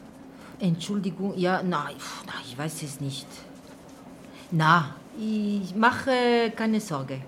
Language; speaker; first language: German; non-native, learner; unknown